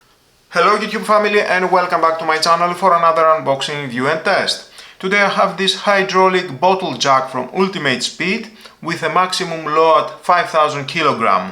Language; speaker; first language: English; non-native, fluent; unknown